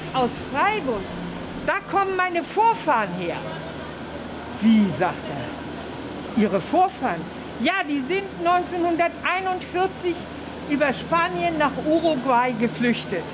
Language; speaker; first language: German; native; German